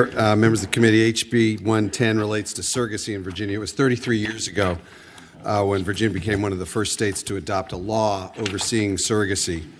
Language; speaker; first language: English; native; English